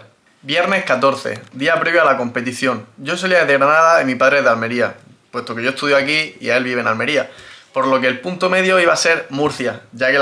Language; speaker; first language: Spanish; native; Spanish